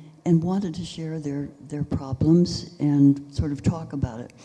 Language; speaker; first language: English; native; English